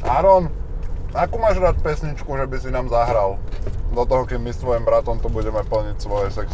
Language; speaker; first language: Slovak; native; Slovak